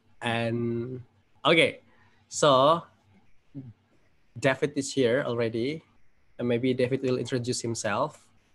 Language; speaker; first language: English; non-native, fluent; Indonesian